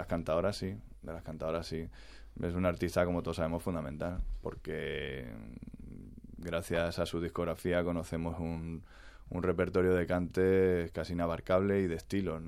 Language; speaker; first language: Spanish; native; Spanish